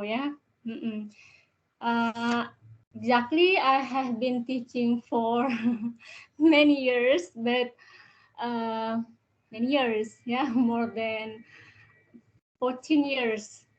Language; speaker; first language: English; non-native, learner; Indonesian